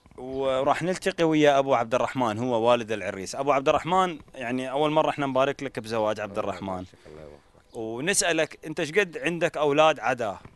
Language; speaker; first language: Arabic; native; Arabic